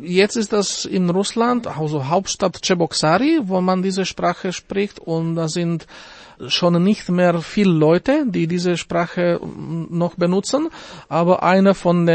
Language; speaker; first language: German; non-native, fluent; Slovak